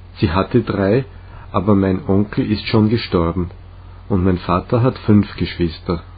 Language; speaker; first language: German; non-native, fluent; Czech